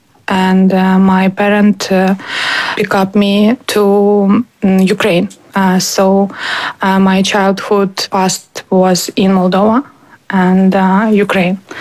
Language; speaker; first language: English; non-native, learner; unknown